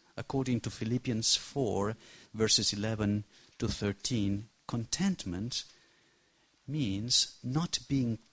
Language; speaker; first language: English; non-native, fluent; Spanish